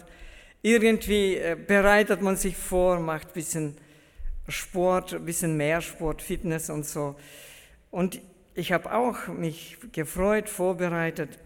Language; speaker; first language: German; early bilingual, heritage; German